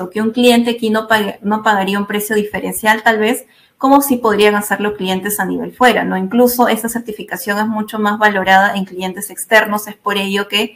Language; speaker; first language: Spanish; native; Spanish